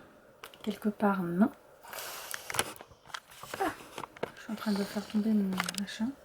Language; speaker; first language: French; native; French